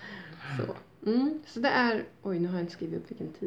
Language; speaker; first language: Swedish; native; Swedish